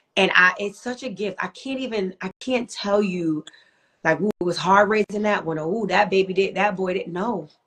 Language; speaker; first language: English; native; English